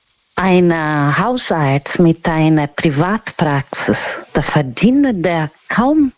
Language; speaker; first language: German; non-native, learner; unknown